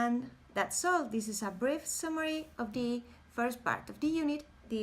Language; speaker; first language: English; non-native, fluent; Spanish